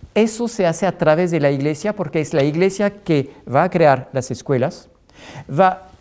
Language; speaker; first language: Spanish; non-native, fluent; French